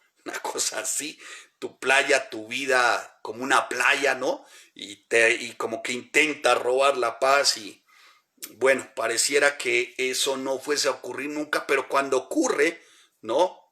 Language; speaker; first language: Spanish; native; Spanish